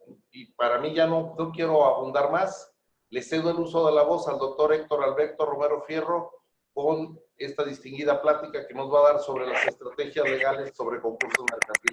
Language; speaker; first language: Spanish; native; Spanish